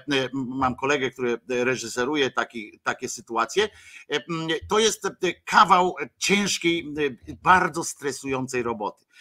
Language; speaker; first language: Polish; native; Polish